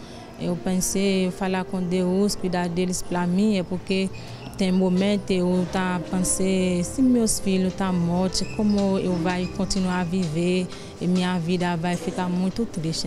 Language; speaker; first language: Portuguese; non-native, learner; Haitian Creole